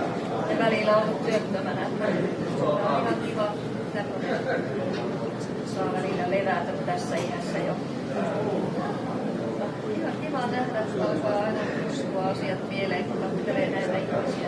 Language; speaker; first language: Finnish; native; Finnish